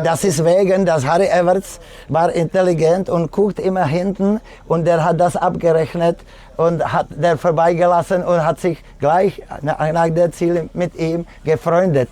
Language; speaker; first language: German; non-native, fluent; Czech